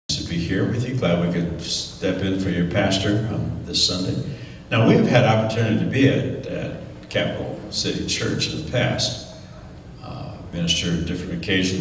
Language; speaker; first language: English; native; English